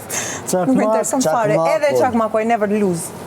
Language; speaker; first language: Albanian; non-native, learner; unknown